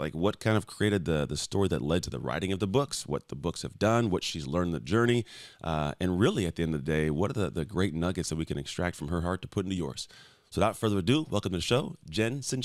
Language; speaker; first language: English; native; English